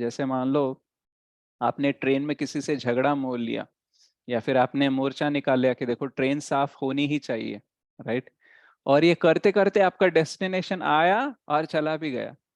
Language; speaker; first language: Hindi; native; Hindi